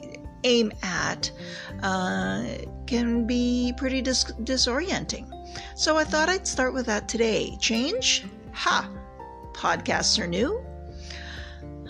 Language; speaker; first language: English; native; English